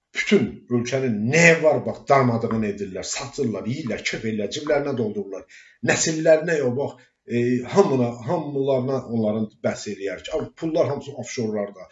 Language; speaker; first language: Azerbaijani; non-native, local second language; Talysh